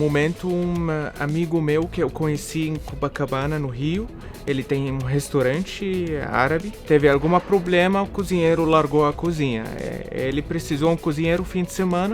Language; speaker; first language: Portuguese; non-native, learner; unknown